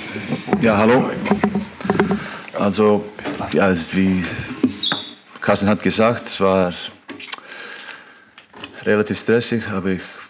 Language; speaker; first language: German; non-native, fluent; Icelandic